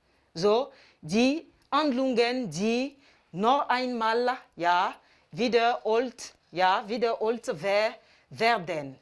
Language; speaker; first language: German; non-native, fluent; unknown